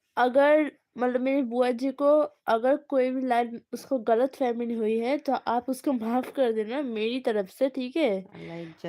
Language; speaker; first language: Hindi; non-native, local second language; Bangla